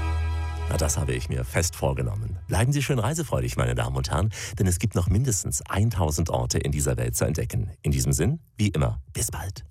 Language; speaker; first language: German; native; German